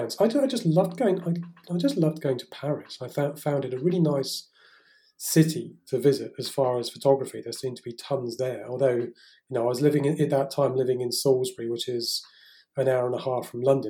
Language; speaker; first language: English; native; English